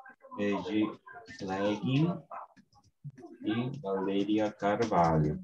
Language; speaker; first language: Portuguese; non-native, fluent; Spanish